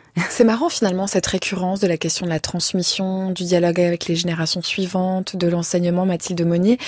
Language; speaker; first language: French; native; French